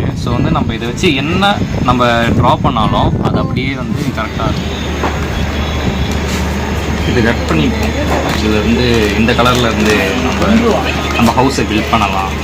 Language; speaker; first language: Tamil; native; Tamil